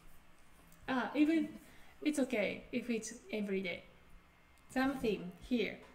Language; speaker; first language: English; non-native, fluent; Japanese